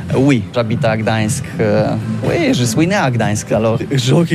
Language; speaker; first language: French; non-native, learner; Polish